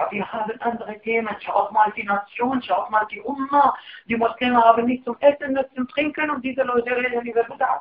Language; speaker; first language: German; non-native, fluent; Arabic